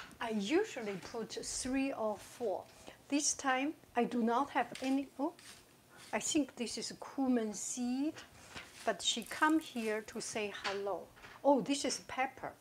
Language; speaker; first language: English; non-native, fluent; Chinese